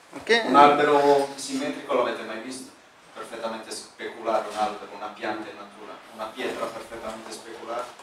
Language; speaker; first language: Italian; native; Italian